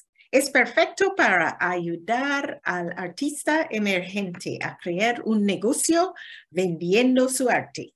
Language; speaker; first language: Spanish; non-native, learner; English